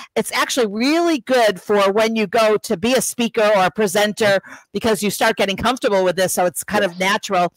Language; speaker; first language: English; native; English